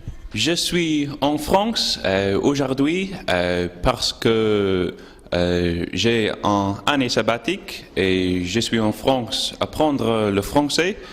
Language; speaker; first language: French; non-native, learner; English